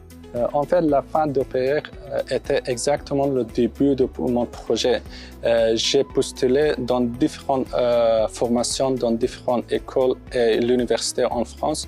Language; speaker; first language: French; non-native, fluent; Pashto